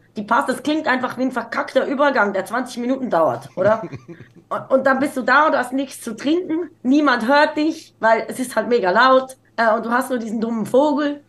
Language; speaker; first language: German; native; German